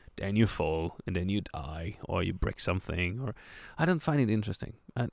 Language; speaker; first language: English; non-native, fluent; French